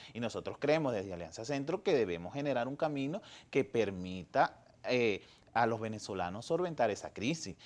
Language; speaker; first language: Spanish; native; Spanish